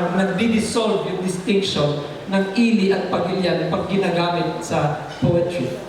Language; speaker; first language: Filipino; non-native, local second language; Iloko